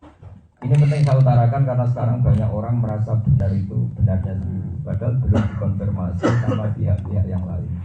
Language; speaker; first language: Indonesian; native; Indonesian